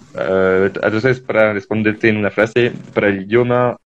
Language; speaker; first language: Spanish; non-native, fluent; French